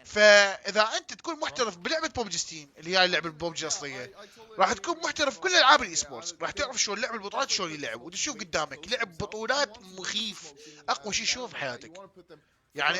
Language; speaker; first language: Arabic; native; Arabic